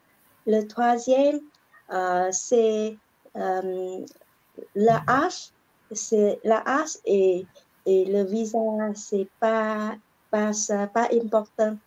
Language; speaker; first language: French; non-native, learner; Vietnamese